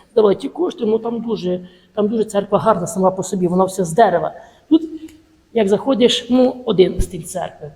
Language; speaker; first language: Ukrainian; native; Ukrainian